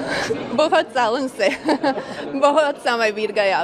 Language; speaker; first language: Hindi; non-native, fluent; Croatian